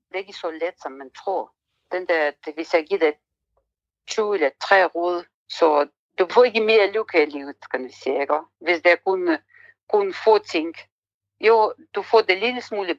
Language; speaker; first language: Danish; non-native, fluent; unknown